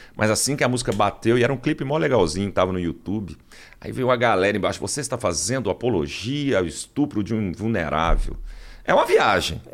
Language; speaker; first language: Portuguese; native; Portuguese